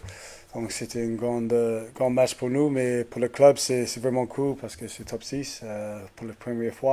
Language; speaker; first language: French; non-native, learner; English